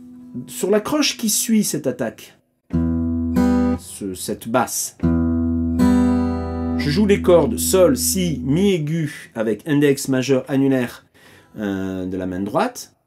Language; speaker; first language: French; native; French